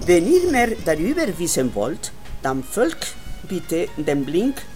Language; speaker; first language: German; non-native, learner; Spanish